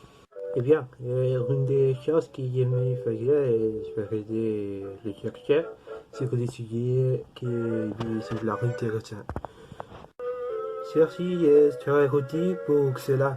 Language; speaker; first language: French; non-native, learner; Spanish